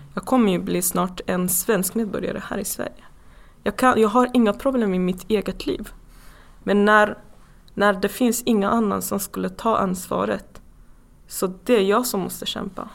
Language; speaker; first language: Swedish; non-native, fluent; Persian